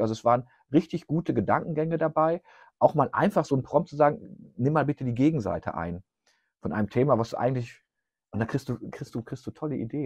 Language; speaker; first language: German; native; German